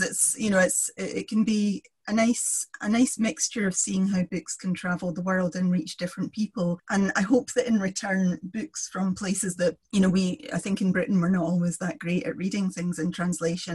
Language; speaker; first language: English; native; English